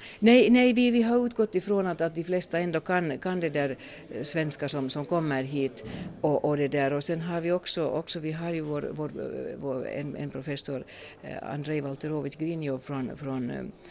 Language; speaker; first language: Swedish; native; Swedish